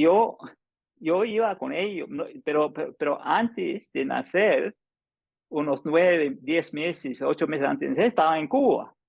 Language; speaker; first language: Spanish; non-native, fluent; English